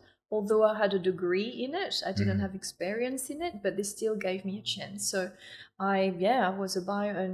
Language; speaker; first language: English; non-native, fluent; French